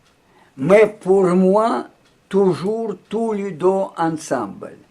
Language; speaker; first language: French; non-native, learner; Russian